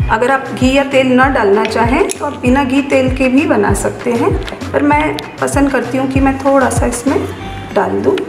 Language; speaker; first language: Hindi; native; Hindi